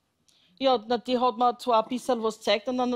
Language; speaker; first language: German; native; German